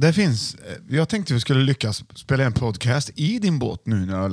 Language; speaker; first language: Swedish; native; Swedish